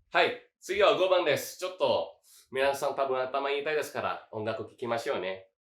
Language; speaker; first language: Japanese; non-native, fluent; Indonesian